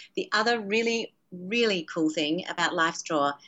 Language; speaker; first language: English; native; English